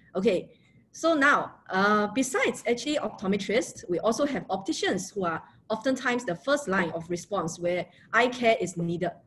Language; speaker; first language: English; non-native, local second language; Chinese